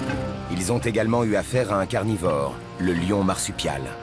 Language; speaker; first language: French; native; French